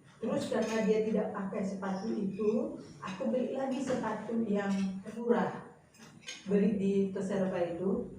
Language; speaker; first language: Indonesian; native; Indonesian